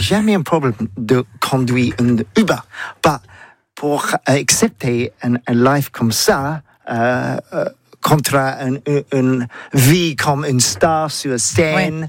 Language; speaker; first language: French; non-native, learner; English